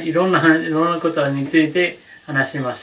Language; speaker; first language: Japanese; non-native, learner; English